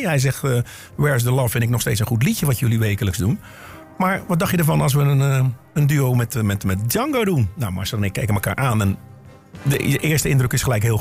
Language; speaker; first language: Dutch; native; Dutch